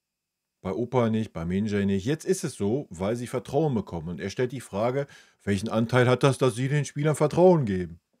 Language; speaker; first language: German; native; German